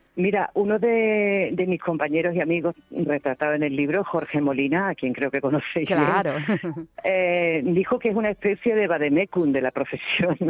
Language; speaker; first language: Spanish; native; Spanish